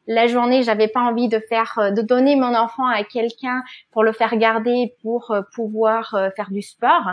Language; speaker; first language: French; non-native, fluent; German